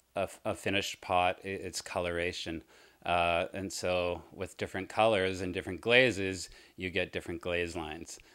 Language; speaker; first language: English; native; English